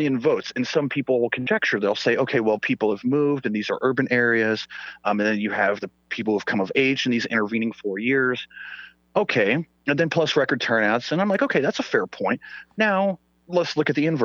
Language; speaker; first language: English; non-native, fluent; Swedish